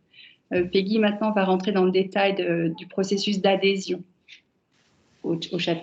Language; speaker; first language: French; native; French